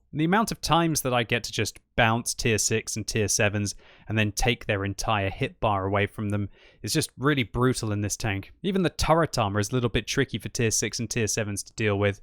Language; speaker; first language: English; native; English